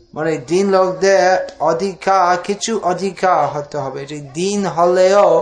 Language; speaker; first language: Bangla; non-native, fluent; English